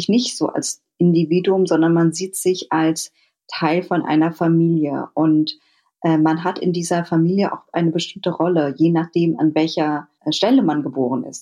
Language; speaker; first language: German; early bilingual, other home language; Vietnamese